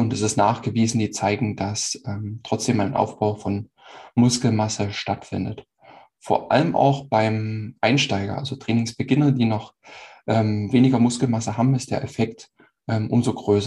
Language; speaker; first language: German; native; German